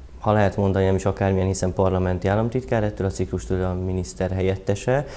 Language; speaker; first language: Hungarian; native; Hungarian